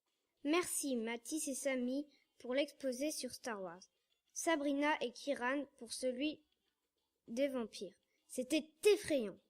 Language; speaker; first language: French; native; French